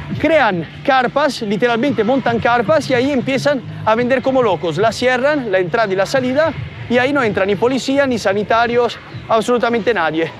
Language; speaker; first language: Spanish; non-native, fluent; Italian